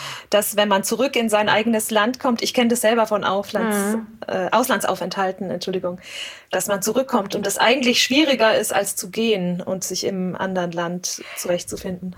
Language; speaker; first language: German; native; German